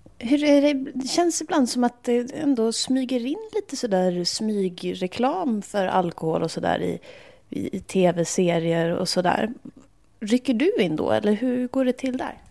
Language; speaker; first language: Swedish; native; Swedish